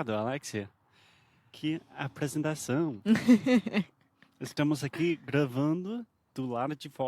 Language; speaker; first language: Portuguese; non-native, fluent; English